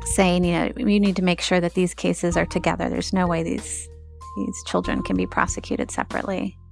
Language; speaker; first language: English; native; English